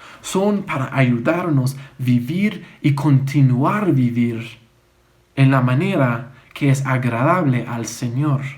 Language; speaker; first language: Spanish; non-native, fluent; English